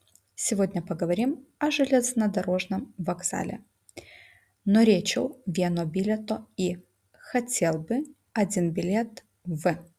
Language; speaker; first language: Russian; non-native, fluent; Lithuanian